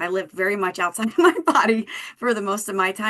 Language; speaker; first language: English; native; English